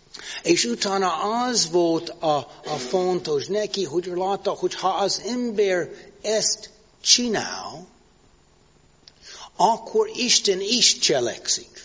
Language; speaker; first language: Hungarian; non-native, learner; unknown